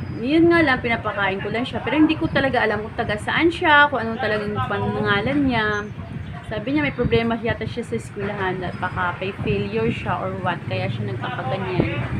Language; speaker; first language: Filipino; non-native, local second language; Hiligaynon